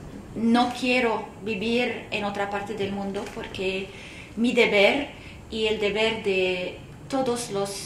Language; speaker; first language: Spanish; non-native, fluent; Arabic